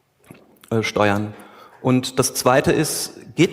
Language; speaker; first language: German; native; German